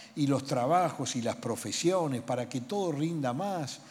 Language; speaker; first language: Spanish; native; Spanish